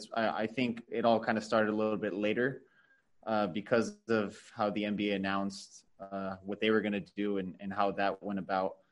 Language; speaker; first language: English; early bilingual, other home language; Spanish